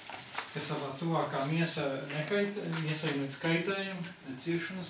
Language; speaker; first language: Latvian; native; Latvian